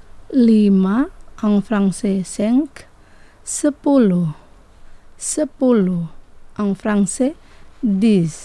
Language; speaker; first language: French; non-native, fluent; Indonesian